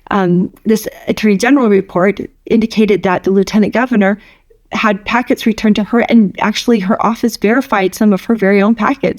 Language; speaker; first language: English; native; English